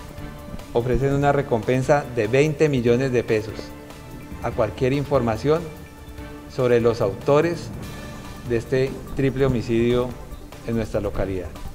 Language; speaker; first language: Spanish; native; Spanish